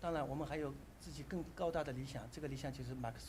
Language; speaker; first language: Chinese; native; Chinese